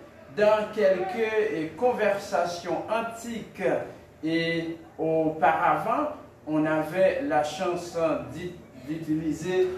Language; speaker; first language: French; non-native, local second language; Haitian Creole